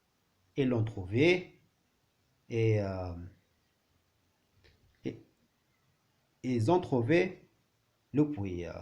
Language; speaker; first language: French; non-native, learner; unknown